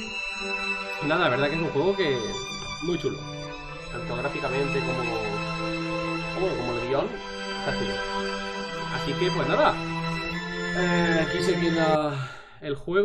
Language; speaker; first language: Spanish; native; Spanish